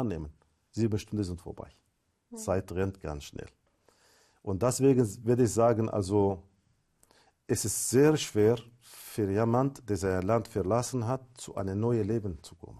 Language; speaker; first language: German; non-native, fluent; Arabic